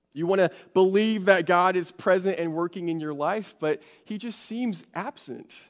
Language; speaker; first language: English; native; English